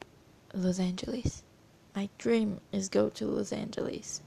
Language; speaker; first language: English; non-native, learner; Portuguese